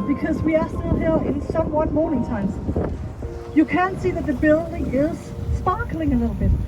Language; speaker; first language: English; non-native, fluent; Danish